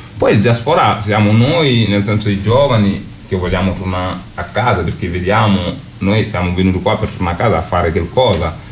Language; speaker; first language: Italian; non-native, fluent; Wolof